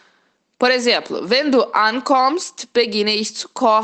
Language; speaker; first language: German; non-native, fluent; Portuguese